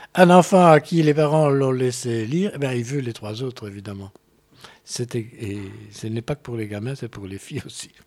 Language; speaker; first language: French; native; French